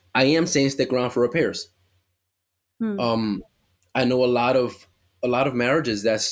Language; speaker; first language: English; early bilingual, other home language; Spanish